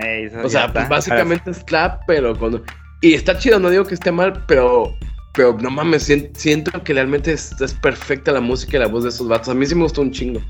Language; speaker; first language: Spanish; native; Spanish